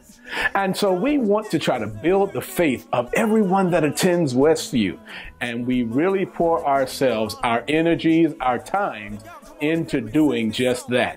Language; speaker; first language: English; native; English